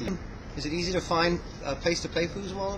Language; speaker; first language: English; native; English